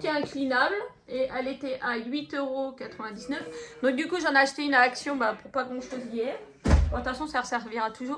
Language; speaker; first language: French; native; French